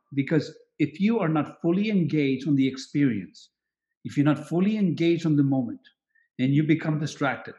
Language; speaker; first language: English; non-native, fluent; Spanish